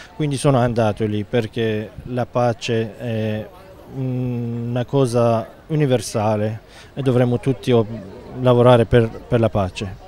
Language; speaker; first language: Italian; non-native, fluent; Arabic